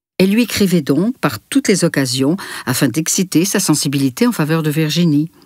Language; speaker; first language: French; native; French